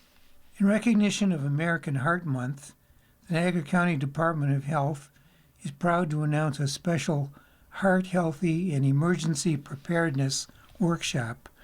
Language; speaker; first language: English; native; English